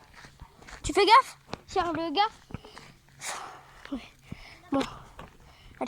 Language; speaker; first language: French; native; French